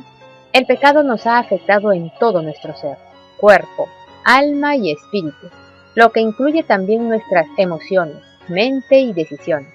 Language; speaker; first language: Spanish; native; Spanish